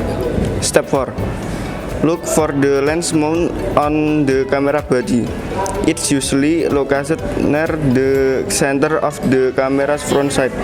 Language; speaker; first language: English; non-native, learner; Indonesian